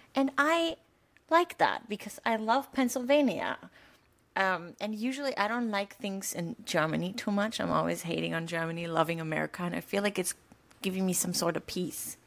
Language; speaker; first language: English; non-native, fluent; German